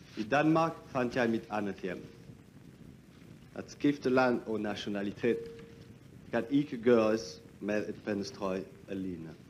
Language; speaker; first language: Danish; non-native, fluent; French